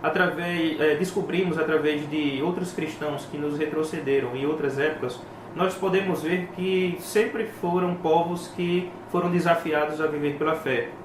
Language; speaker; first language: Portuguese; native; Portuguese